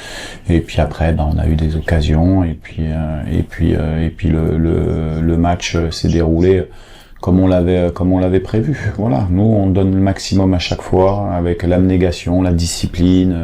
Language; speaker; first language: French; native; French